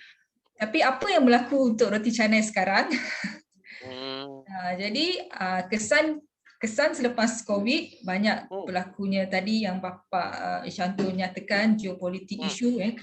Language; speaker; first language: Malay; native; Malay